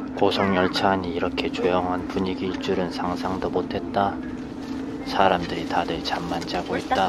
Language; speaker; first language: Korean; native; Korean